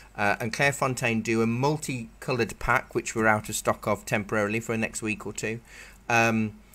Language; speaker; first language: English; native; English